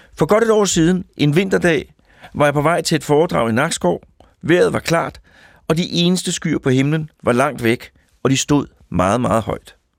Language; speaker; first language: Danish; native; Danish